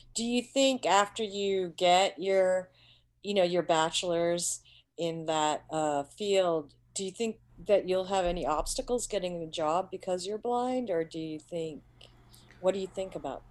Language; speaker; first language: English; early bilingual, other home language; Hindi